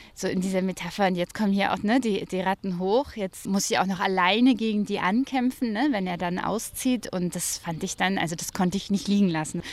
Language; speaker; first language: German; native; German